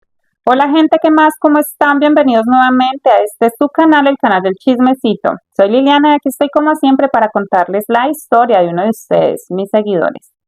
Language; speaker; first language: Spanish; native; Spanish